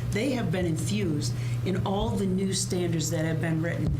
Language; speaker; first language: English; native; English